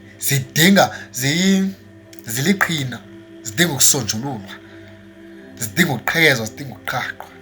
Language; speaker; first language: Zulu; non-native, local second language; Xhosa